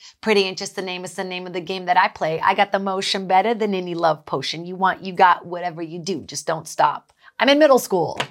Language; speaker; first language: English; early bilingual, other home language; Portuguese